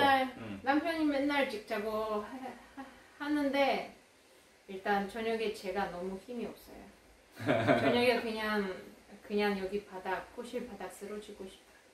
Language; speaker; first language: Korean; non-native, learner; Russian